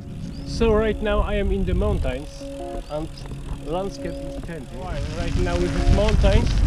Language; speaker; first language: English; non-native, learner; Polish